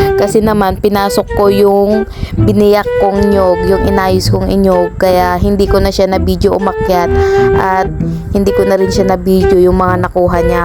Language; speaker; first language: Filipino; non-native, local second language; Cebuano